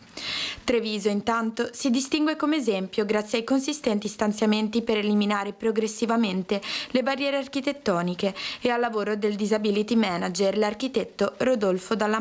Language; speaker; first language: Italian; native; Italian